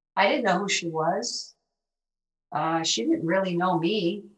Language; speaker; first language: English; early bilingual, other home language; Spanish